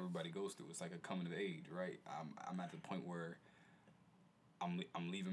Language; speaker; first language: English; native; English